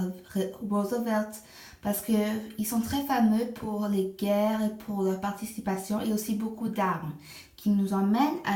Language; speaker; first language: French; non-native, fluent; English